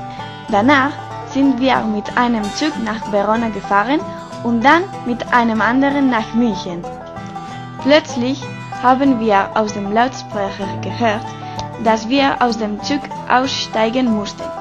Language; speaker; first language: German; non-native, learner; Spanish